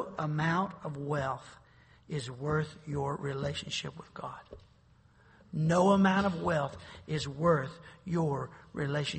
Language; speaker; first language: English; native; English